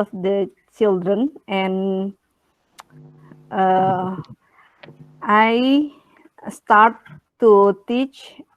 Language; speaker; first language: English; non-native, learner; Indonesian